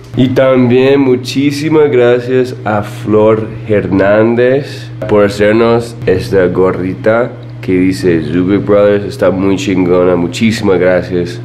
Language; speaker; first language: Spanish; non-native, fluent; English